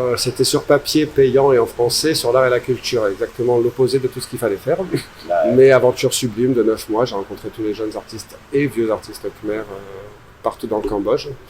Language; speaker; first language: French; native; French